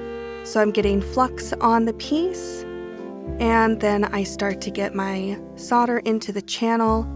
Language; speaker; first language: English; native; English